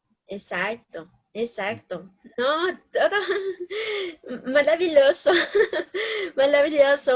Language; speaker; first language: Portuguese; non-native, learner; Spanish